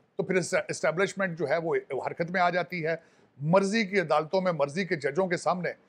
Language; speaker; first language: Urdu; non-native, local second language; Punjabi